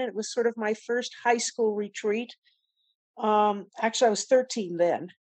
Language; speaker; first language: English; native; English